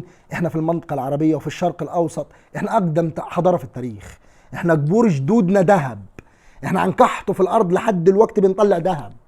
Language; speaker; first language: Arabic; native; Arabic